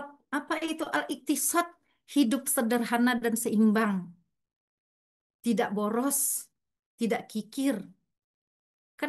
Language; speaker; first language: Indonesian; native; Indonesian